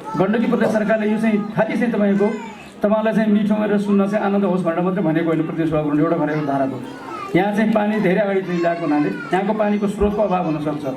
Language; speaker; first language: Nepali; non-native, local second language; Gurung